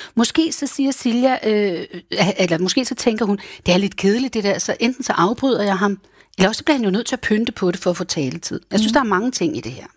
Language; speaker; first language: Danish; native; Danish